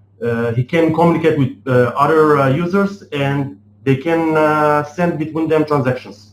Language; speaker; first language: English; non-native, fluent; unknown